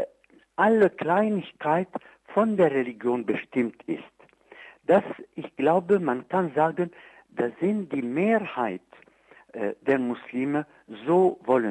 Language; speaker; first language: German; non-native, fluent; Arabic